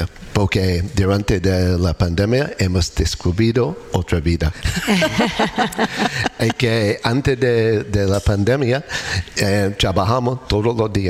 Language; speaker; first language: Spanish; non-native, learner; English